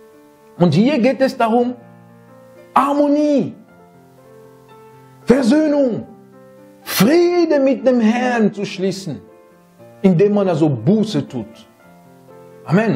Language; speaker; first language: German; non-native, fluent; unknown